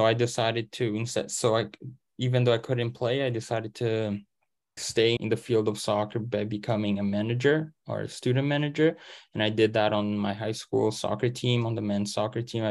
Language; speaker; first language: English; early bilingual, other home language; Portuguese